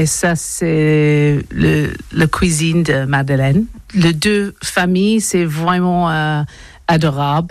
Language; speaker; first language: French; non-native, learner; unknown